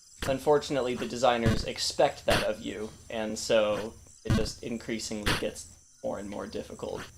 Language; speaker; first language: English; native; English